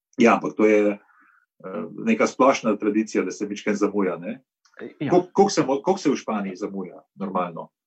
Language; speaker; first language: Slovenian; native; Slovenian